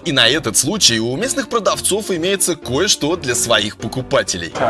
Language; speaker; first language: Russian; native; Russian